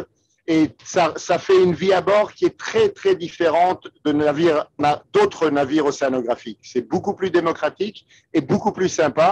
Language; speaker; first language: French; non-native, fluent; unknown